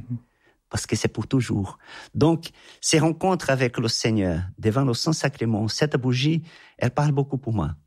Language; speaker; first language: French; non-native, fluent; Portuguese